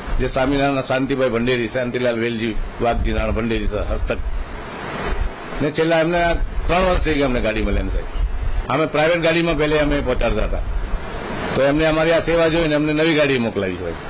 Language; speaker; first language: Gujarati; native; Gujarati